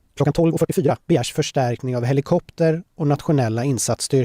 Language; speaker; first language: Swedish; native; Swedish